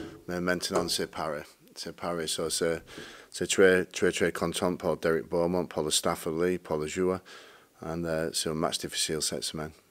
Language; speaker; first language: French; non-native, learner; English